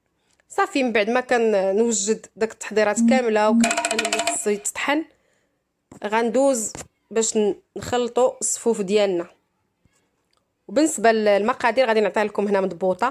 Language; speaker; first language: Arabic; native; Arabic